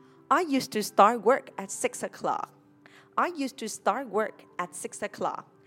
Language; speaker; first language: English; non-native, fluent; Vietnamese